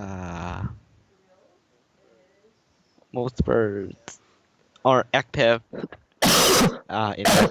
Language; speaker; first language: English; non-native, learner; Chinese